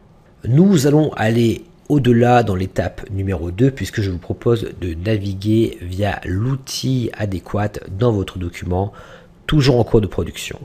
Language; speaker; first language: French; native; French